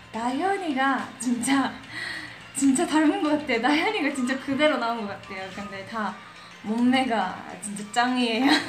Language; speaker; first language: Korean; non-native, fluent; Japanese